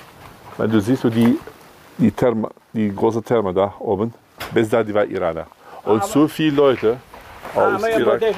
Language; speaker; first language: German; non-native, learner; Kurdish